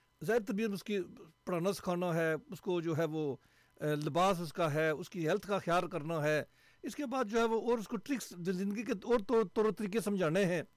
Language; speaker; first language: Urdu; non-native, local second language; Punjabi